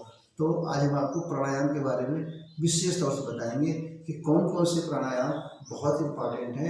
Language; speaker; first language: Hindi; native; Hindi